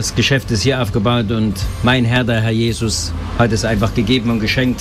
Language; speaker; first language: German; native; German